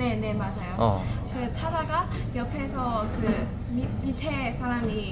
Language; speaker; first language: Korean; non-native, learner; Burmese